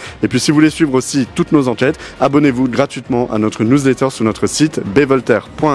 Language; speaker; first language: French; native; French